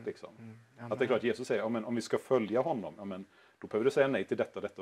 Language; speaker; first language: Swedish; native; Swedish